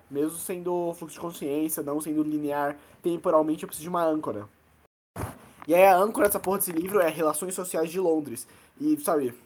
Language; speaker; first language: Portuguese; native; Portuguese